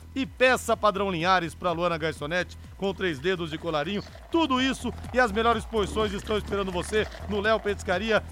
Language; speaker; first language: Portuguese; native; Portuguese